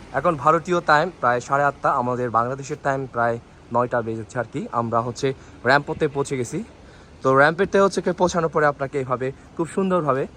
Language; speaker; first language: Bangla; native; Bangla